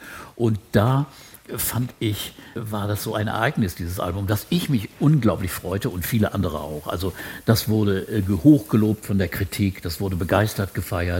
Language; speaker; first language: German; native; German